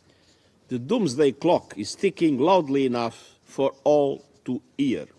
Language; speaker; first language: English; non-native, fluent; Portuguese